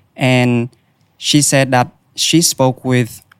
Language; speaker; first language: English; non-native, fluent; Vietnamese